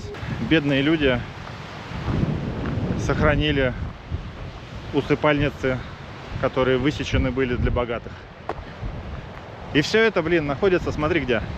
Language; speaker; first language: Russian; native; Russian